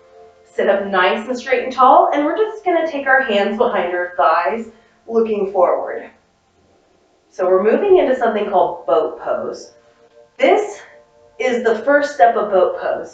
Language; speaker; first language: English; native; English